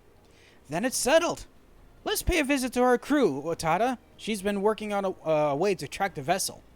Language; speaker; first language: English; native; English